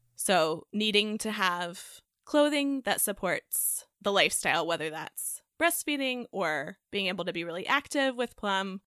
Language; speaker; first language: English; native; English